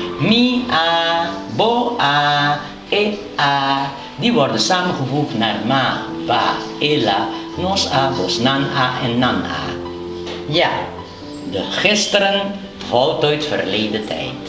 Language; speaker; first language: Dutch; non-native, local second language; Papiamento